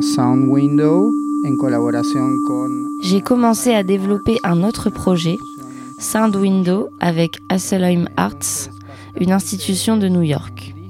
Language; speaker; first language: French; non-native, fluent; Spanish